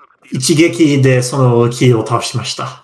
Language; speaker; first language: Japanese; non-native, learner; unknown